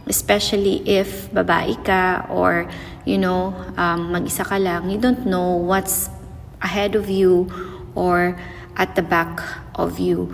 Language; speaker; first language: English; non-native, local second language; Filipino